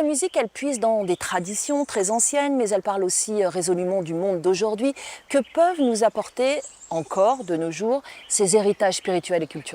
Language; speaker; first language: French; native; French